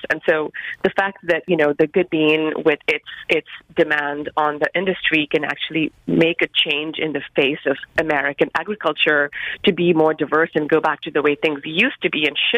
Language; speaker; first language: English; non-native, local second language; Hindi